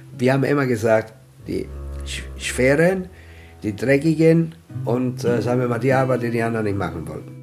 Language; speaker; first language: German; non-native, fluent; Italian